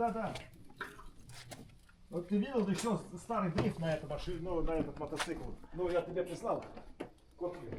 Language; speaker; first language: Russian; non-native, learner; Lithuanian